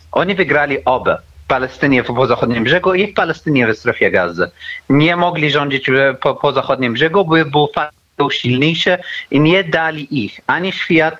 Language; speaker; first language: Polish; non-native, learner; Arabic